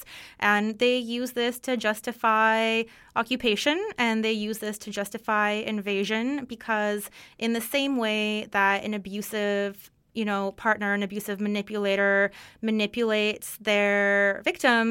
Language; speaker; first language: English; non-native, fluent; Russian